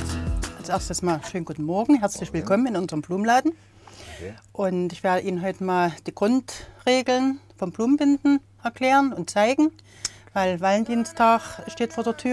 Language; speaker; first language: German; native; German